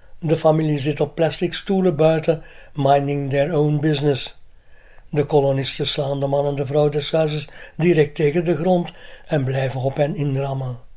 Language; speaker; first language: Dutch; native; Dutch